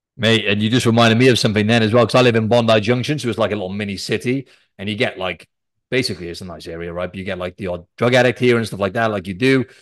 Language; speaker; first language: English; native; English